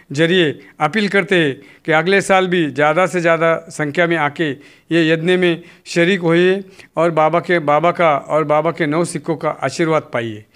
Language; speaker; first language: Hindi; non-native, local second language; Marathi